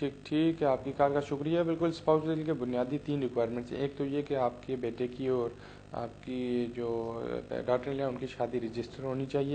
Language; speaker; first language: Urdu; native; Urdu